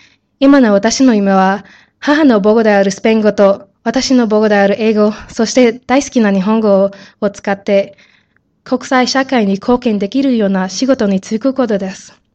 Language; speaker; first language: Japanese; non-native, learner; English